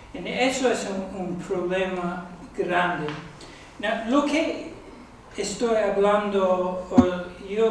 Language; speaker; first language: Spanish; non-native, fluent; English